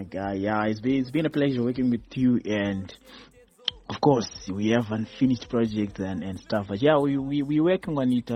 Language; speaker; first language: English; non-native, local second language; Shona